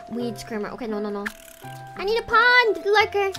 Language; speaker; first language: English; non-native, local second language; Filipino